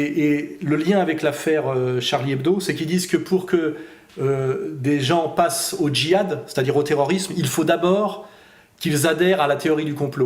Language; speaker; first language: French; native; French